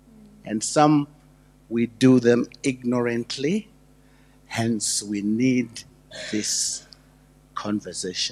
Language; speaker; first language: English; non-native, local second language; Shona